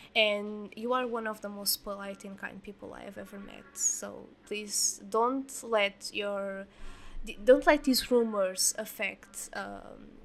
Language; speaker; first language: English; non-native, fluent; Portuguese